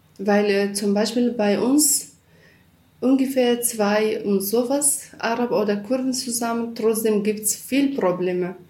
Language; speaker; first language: German; non-native, learner; Kurdish